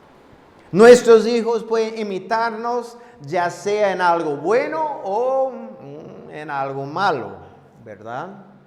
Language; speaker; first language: Spanish; non-native, fluent; English